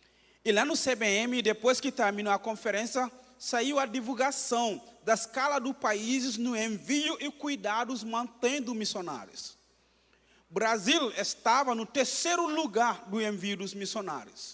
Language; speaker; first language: Portuguese; non-native, fluent; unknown